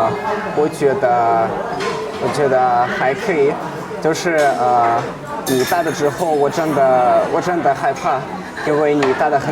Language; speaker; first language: Chinese; non-native, learner; Russian